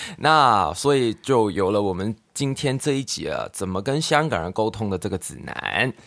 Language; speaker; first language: Chinese; non-native, local second language; Cantonese